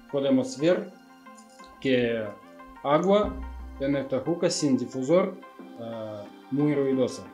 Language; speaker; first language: Spanish; non-native, learner; Russian